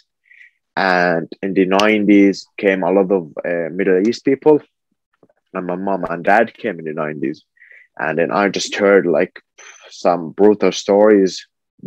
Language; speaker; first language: English; non-native, fluent; Finnish